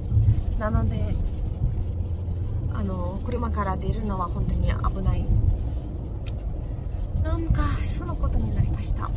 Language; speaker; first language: Japanese; non-native, fluent; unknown